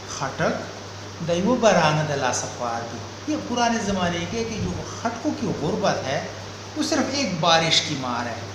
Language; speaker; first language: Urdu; non-native, local second language; Pashto